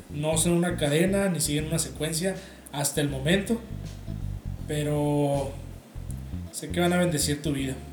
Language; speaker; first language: Spanish; native; Spanish